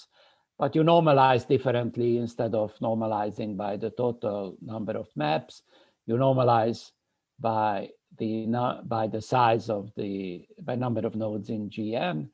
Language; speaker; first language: English; non-native, fluent; Hungarian